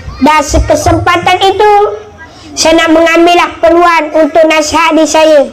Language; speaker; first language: Malay; native; Malay